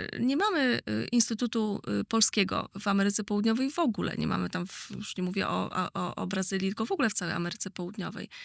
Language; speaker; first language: Polish; native; Polish